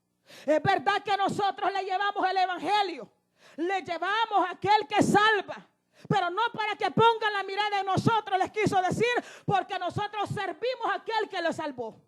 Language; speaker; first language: Spanish; native; Spanish